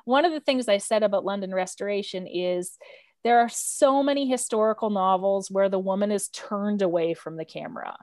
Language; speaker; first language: English; native; English